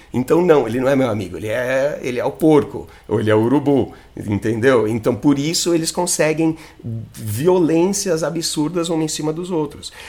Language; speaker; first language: Portuguese; non-native, fluent; English